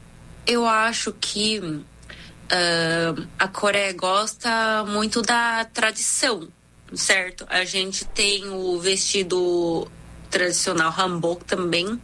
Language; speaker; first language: Portuguese; non-native, fluent; Korean